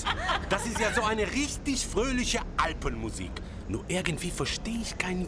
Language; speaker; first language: German; native; German